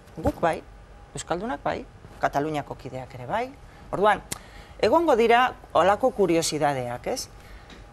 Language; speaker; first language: Basque; non-native, local second language; Spanish